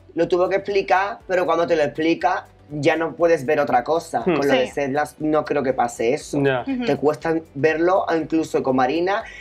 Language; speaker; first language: Spanish; native; Spanish